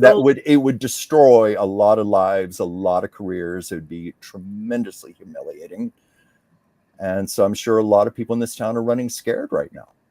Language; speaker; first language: English; native; English